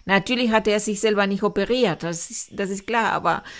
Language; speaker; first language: German; non-native, fluent; Spanish